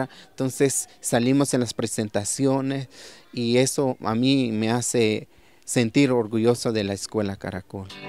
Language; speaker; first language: Spanish; non-native, local second language; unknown